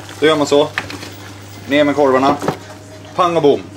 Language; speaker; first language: Swedish; native; Swedish